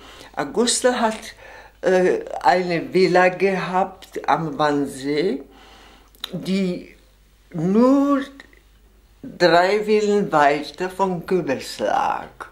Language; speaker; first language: German; non-native, fluent; Czech